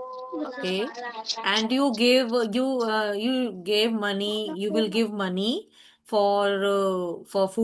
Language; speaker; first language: English; non-native, learner; Hindi